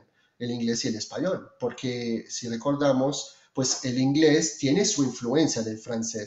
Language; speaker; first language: Spanish; non-native, fluent; French